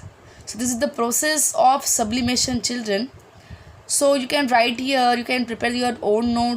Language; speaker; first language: English; non-native, local second language; Hindi